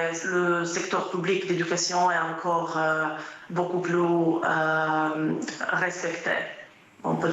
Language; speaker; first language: French; non-native, fluent; Croatian